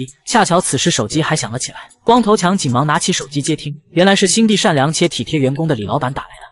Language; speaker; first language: Chinese; native; Chinese